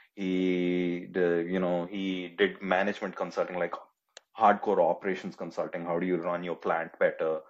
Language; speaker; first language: English; non-native, local second language; Telugu